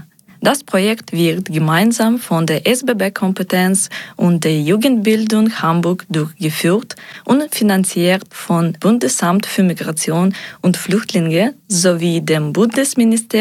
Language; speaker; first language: German; non-native, fluent; Ukrainian